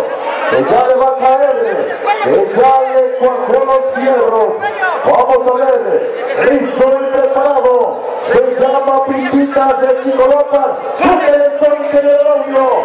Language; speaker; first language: Spanish; native; Spanish